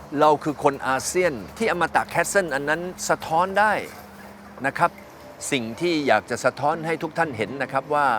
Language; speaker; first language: Thai; native; Thai